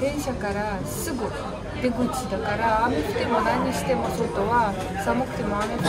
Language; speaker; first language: Japanese; non-native, fluent; Romanian